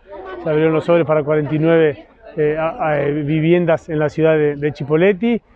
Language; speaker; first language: Spanish; native; Spanish